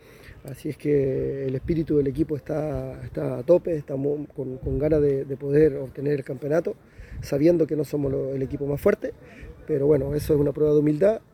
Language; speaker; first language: Spanish; native; Spanish